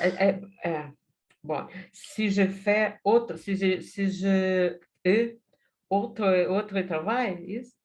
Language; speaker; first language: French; non-native, learner; Portuguese